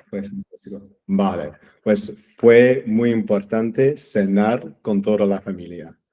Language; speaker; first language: Spanish; early bilingual, heritage; English